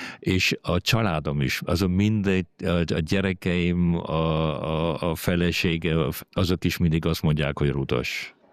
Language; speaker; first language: Hungarian; early bilingual, heritage; Hungarian